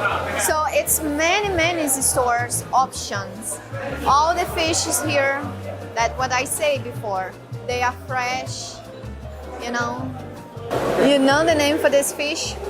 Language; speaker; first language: English; non-native, learner; Portuguese